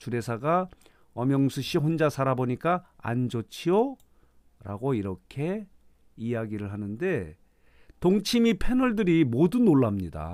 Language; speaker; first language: Korean; native; Korean